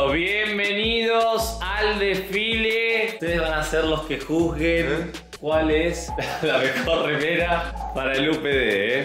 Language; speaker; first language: Spanish; native; Spanish